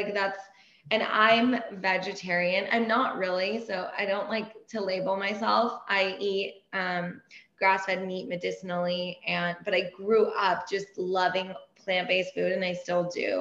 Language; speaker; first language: English; early bilingual, other home language; Persian